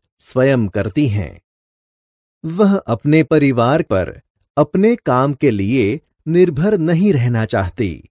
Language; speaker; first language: Hindi; non-native, local second language; Gujarati